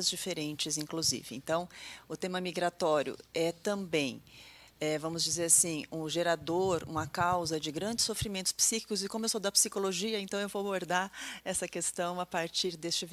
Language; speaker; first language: Portuguese; native; Portuguese